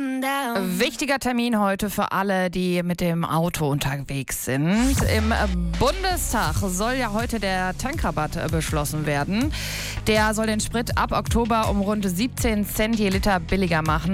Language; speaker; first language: German; native; German